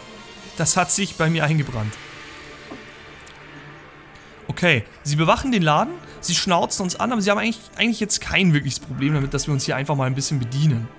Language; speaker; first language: German; native; German